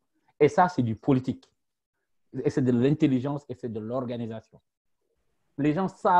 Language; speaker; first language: French; non-native, local second language; Wolof